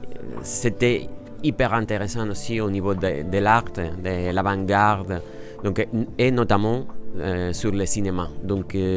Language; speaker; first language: French; non-native, fluent; Spanish